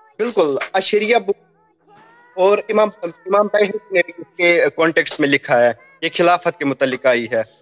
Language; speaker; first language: Urdu; non-native, local second language; Kashmiri